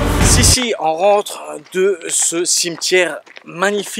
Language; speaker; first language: French; native; French